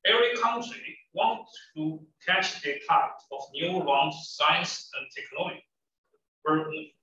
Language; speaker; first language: English; non-native, fluent; Chinese